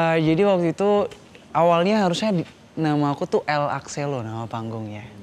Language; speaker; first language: Indonesian; native; Indonesian